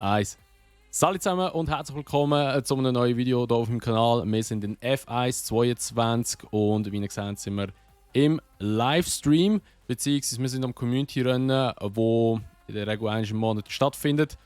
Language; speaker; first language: German; native; German